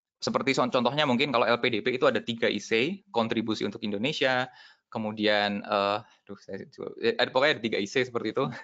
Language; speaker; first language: Indonesian; native; Indonesian